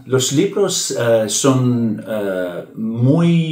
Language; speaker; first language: Spanish; non-native, learner; English